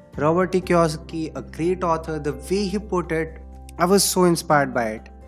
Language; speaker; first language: English; non-native, local second language; Hindi